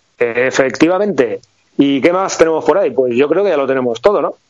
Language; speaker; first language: Spanish; native; Spanish